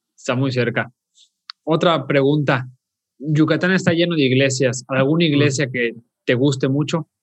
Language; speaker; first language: Spanish; native; Spanish